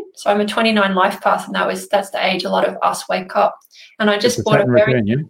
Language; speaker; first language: English; native; English